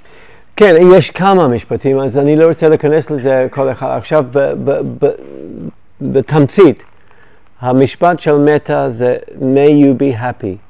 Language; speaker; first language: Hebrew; non-native, fluent; English